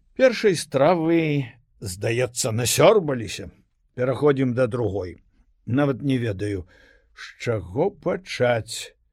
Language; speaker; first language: Belarusian; non-native, local second language; Russian